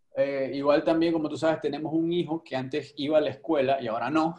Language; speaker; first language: Spanish; native; Spanish